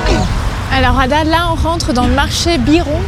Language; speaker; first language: French; native; French